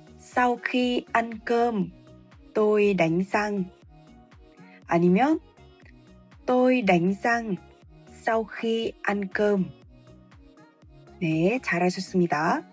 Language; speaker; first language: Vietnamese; non-native, fluent; Korean